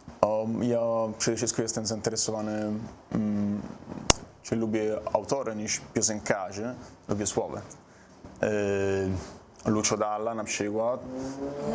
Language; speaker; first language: Polish; non-native, learner; Italian